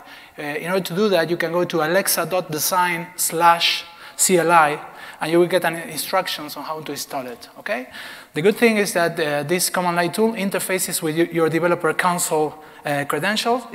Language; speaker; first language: English; non-native, fluent; Spanish